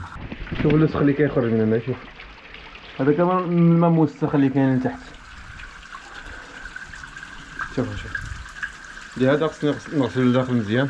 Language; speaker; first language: Arabic; native; Arabic